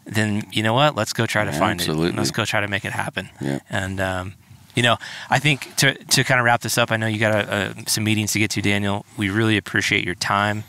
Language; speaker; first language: English; native; English